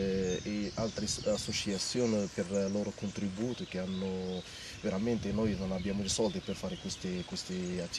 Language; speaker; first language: Italian; non-native, learner; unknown